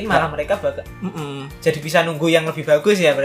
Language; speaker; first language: Indonesian; native; Indonesian